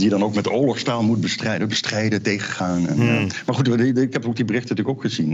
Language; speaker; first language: Dutch; native; Dutch